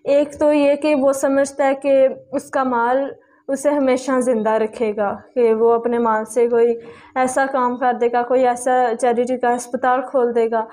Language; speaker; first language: Urdu; native; Urdu